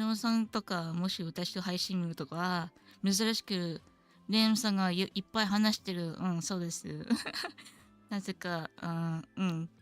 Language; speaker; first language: Japanese; non-native, learner; English